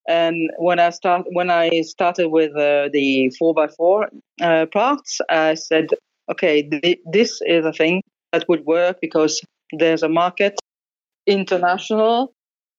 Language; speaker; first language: English; non-native, fluent; French